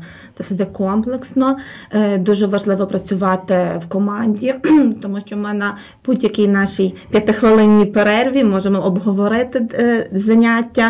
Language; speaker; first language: Ukrainian; native; Ukrainian